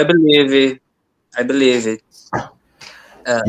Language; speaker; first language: English; non-native, learner; Portuguese